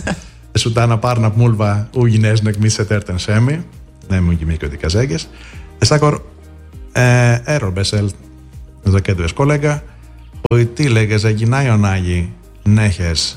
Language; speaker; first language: Hungarian; non-native, fluent; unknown